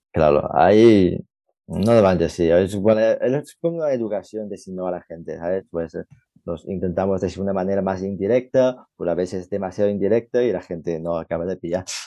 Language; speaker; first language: Spanish; non-native, fluent; Chinese